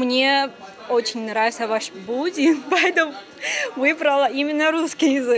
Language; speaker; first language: Russian; non-native, fluent; Chinese